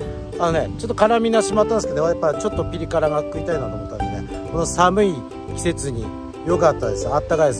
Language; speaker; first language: Japanese; native; Japanese